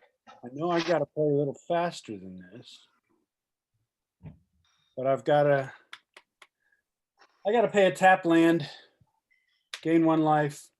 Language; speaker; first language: English; native; English